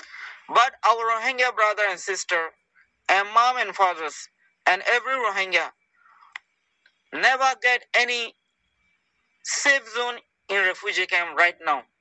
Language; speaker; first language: English; non-native, learner; Rohingya